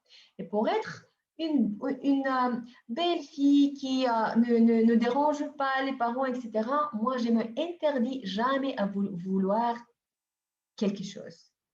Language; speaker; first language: French; non-native, fluent; Bulgarian